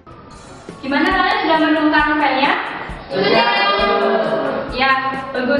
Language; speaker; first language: Indonesian; native; Indonesian